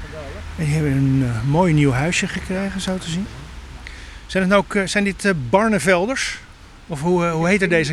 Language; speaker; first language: Dutch; native; Dutch